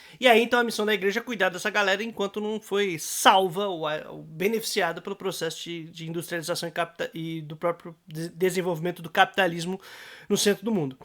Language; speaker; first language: Portuguese; native; Portuguese